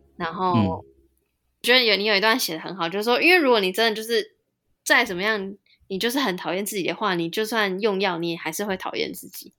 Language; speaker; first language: Chinese; native; Chinese